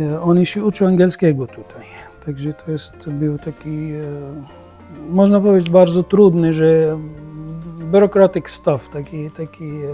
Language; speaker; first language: Polish; non-native, learner; Arabic